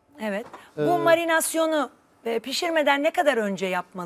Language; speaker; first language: Turkish; native; Turkish